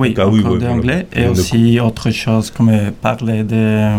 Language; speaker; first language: French; non-native, learner; Spanish